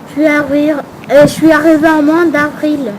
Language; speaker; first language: French; early bilingual, other home language; Albanian